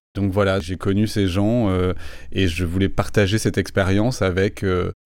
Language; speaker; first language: French; native; French